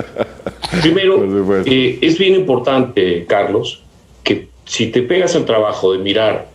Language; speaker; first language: Spanish; native; Spanish